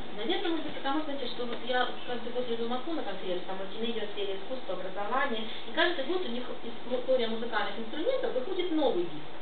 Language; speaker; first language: Russian; non-native, local second language; Ukrainian